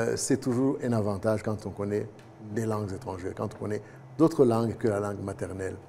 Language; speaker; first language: French; non-native, local second language; Kinyarwanda